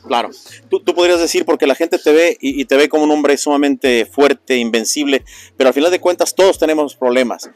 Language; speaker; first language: Spanish; native; Spanish